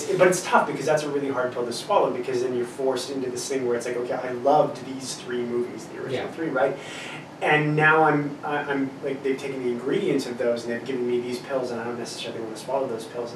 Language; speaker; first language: English; native; English